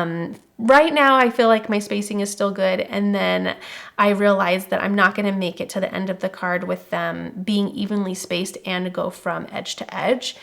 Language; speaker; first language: English; native; English